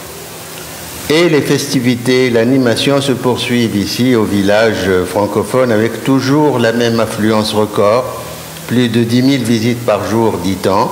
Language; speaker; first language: French; non-native, local second language; Arabic